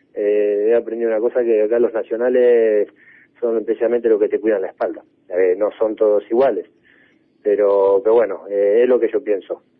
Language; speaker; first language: Spanish; native; Spanish